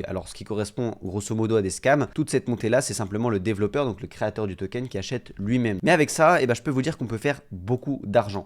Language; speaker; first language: French; native; French